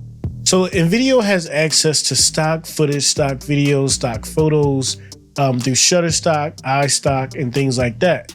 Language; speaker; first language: English; native; English